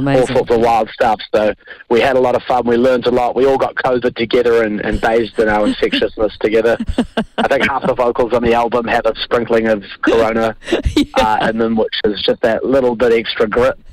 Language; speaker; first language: English; native; English